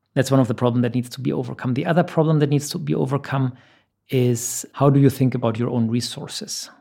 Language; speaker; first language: English; non-native, fluent; German